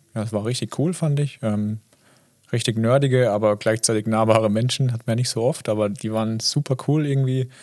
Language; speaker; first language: German; native; German